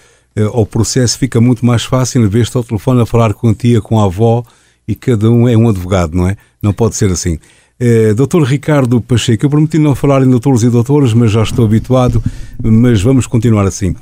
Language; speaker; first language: Portuguese; native; Portuguese